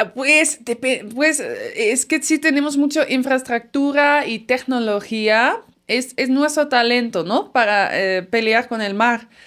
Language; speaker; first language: Spanish; non-native, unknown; Dutch